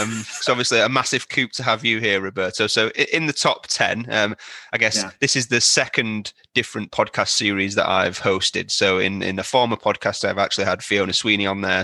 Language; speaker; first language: English; native; English